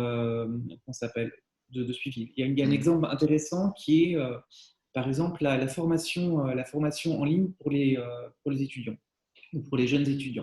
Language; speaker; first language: French; native; French